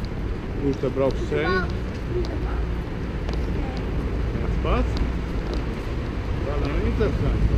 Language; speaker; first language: Latvian; native; Latvian